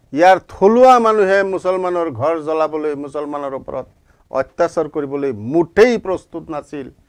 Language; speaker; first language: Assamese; non-native, local second language; Bangla